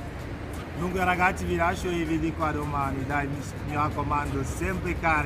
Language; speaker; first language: Italian; non-native, learner; French